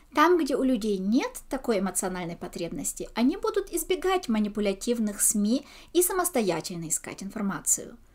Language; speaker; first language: Russian; early bilingual, heritage; Russian